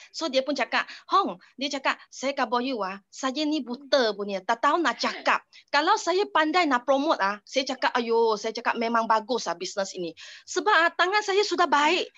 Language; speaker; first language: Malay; non-native, local second language; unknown